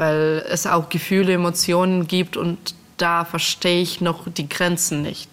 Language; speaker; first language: German; non-native, fluent; Russian